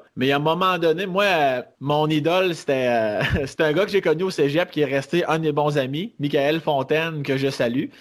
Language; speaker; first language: French; native; French